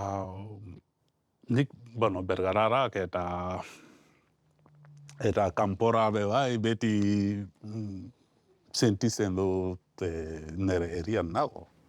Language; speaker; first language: Basque; non-native, learner; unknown